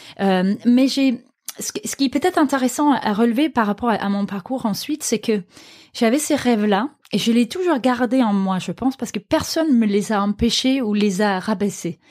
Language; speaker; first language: French; non-native, fluent; Danish